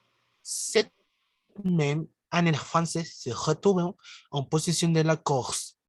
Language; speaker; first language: French; non-native, learner; Spanish